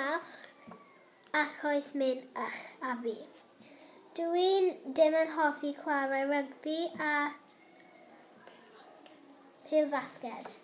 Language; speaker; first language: Welsh; non-native, local second language; English